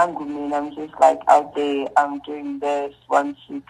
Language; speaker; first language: English; non-native, local second language; Zulu